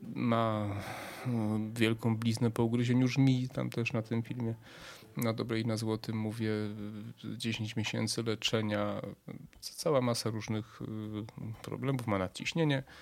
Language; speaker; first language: Polish; native; Polish